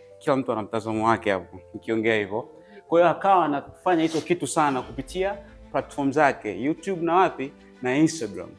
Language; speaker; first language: Swahili; native; Swahili